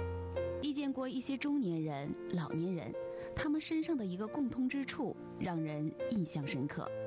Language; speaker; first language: Chinese; native; Chinese